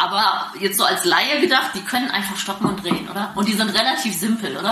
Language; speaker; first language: German; native; German